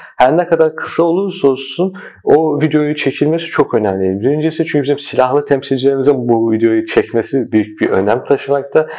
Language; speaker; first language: Turkish; early bilingual, heritage; Turkish